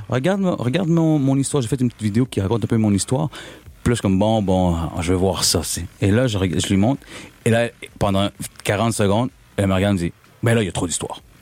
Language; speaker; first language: French; early bilingual, other home language; Spanish